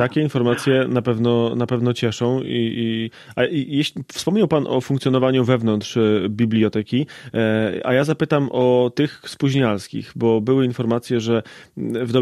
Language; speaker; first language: Polish; native; Polish